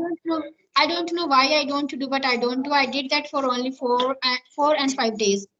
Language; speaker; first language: English; non-native, learner; Hindi